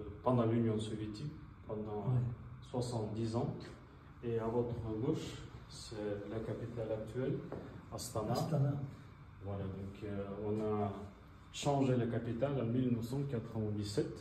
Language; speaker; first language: French; non-native, fluent; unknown